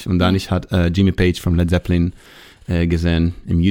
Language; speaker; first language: German; non-native, learner; Hebrew